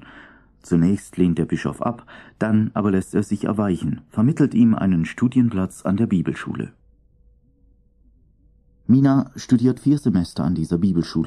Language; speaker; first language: German; native; German